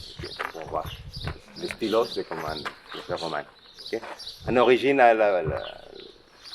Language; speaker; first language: French; non-native, local second language; Catalan